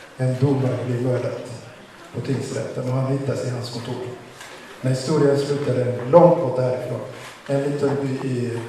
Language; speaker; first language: Swedish; non-native, fluent; Somali